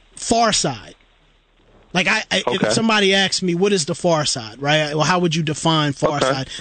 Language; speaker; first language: English; native; English